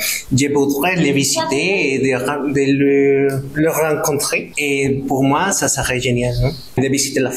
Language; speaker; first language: French; non-native, fluent; Spanish